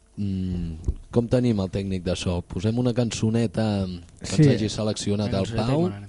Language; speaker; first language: Catalan; native; Catalan